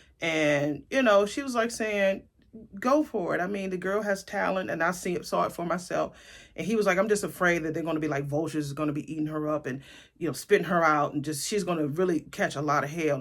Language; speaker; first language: English; native; English